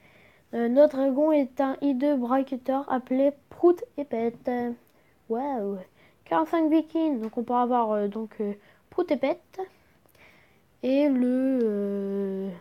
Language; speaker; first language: French; native; French